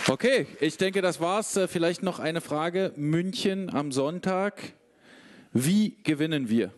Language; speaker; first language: German; native; German